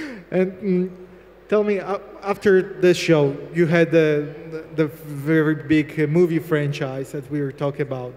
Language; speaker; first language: English; non-native, fluent; Polish